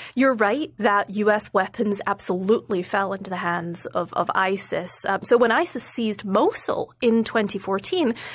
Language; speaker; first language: English; native; English